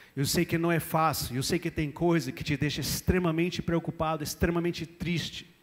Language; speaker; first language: Portuguese; non-native, fluent; English